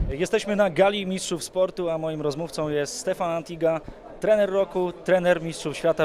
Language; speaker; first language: Polish; native; Polish